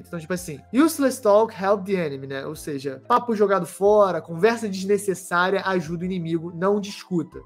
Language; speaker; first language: Portuguese; native; Portuguese